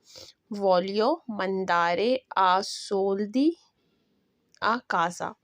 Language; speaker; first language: Italian; non-native, learner; Urdu